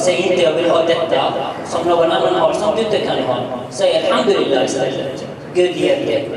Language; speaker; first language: Swedish; early bilingual, other home language; Arabic